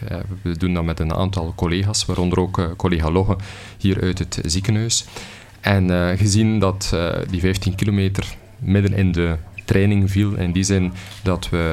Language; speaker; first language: Dutch; native; Dutch